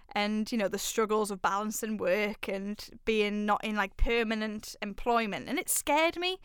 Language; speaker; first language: English; native; English